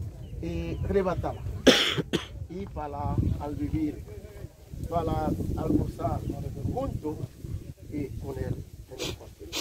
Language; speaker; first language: Spanish; non-native, learner; Haitian Creole